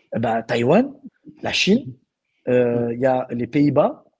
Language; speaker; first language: French; non-native, local second language; Arabic